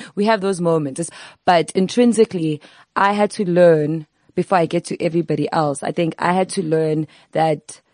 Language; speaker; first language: English; non-native, local second language; Zulu